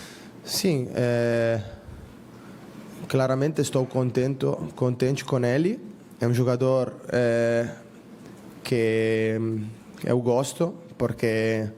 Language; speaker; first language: Portuguese; non-native, fluent; Spanish